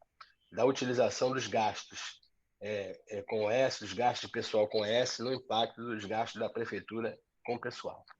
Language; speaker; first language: Portuguese; native; Portuguese